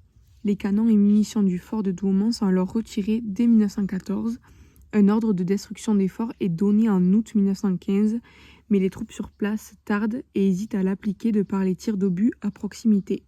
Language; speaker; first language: French; native; French